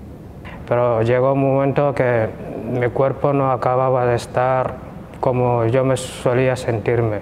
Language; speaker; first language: Spanish; non-native, fluent; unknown